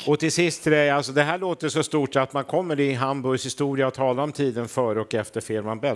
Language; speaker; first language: Swedish; native; Swedish